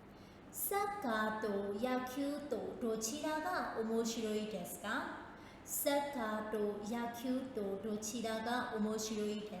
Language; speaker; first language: Japanese; non-native, fluent; Burmese